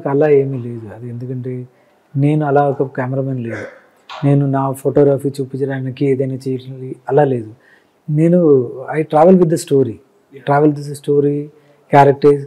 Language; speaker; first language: Telugu; non-native, learner; Malayalam